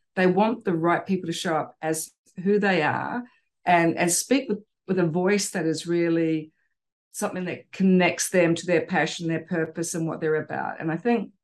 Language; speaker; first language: English; native; English